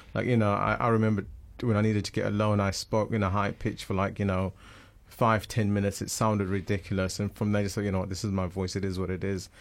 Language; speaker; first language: English; non-native, local second language; Shona